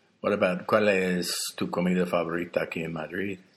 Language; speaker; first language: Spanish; non-native, learner; English